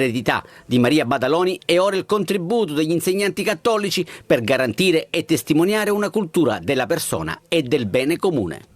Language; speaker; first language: Italian; native; Italian